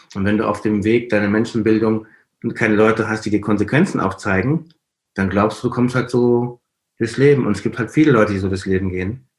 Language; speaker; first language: German; non-native, fluent; Igbo